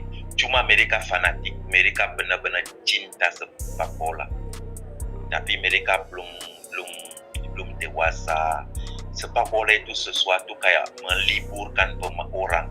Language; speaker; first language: Indonesian; non-native, fluent; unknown